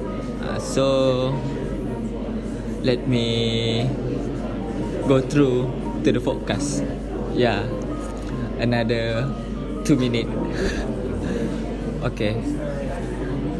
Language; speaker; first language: English; non-native, local second language; Malay